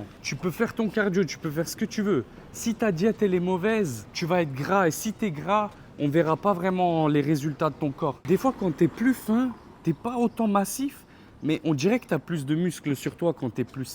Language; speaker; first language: French; native; French